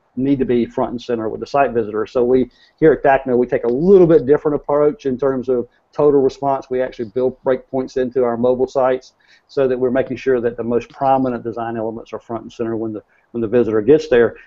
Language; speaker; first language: English; native; English